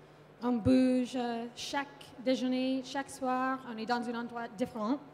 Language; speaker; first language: French; non-native, fluent; English